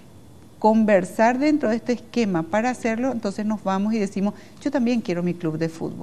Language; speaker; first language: Spanish; native; Spanish